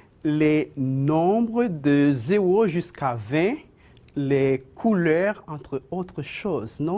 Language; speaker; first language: French; non-native, fluent; Spanish